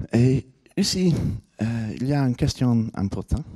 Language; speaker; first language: French; non-native, fluent; English